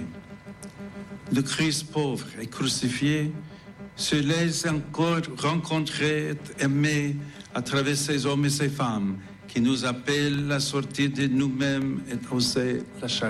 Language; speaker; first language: French; non-native, fluent; English